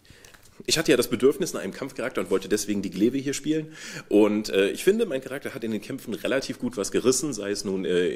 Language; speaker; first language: German; native; German